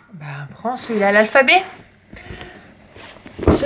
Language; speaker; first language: French; native; French